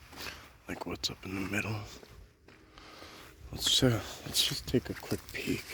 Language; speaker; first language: English; native; English